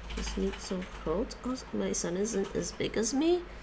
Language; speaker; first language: Dutch; non-native, learner; English